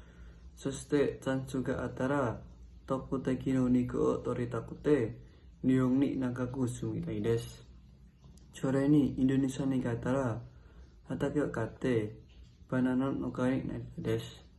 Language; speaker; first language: Japanese; non-native, learner; Indonesian